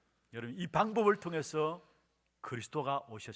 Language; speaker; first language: Korean; native; Korean